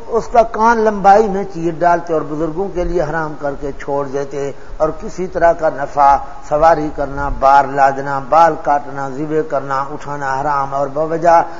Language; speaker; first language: Urdu; non-native, local second language; Saraiki